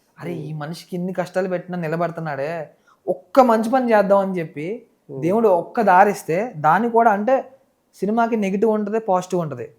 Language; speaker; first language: Telugu; non-native, local second language; Nepali